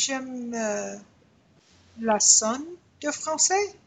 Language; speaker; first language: French; non-native, learner; English